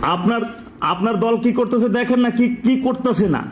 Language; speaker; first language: Bangla; native; Bangla